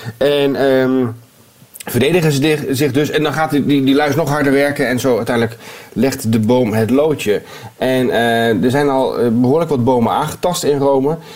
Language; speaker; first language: Dutch; native; Dutch